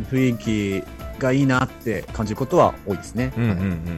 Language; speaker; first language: Japanese; native; Japanese